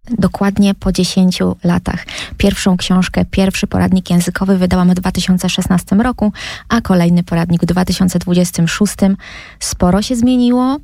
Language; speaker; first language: Polish; native; Polish